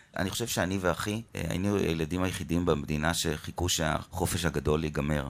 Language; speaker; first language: Hebrew; native; Hebrew